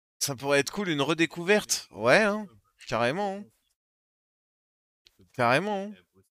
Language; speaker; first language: French; native; French